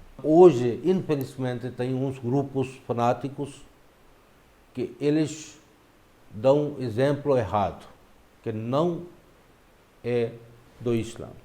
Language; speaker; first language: Portuguese; non-native, fluent; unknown